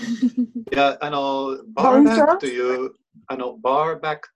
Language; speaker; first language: Japanese; non-native, fluent; English